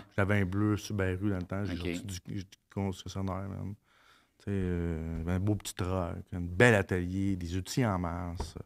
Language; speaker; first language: French; native; French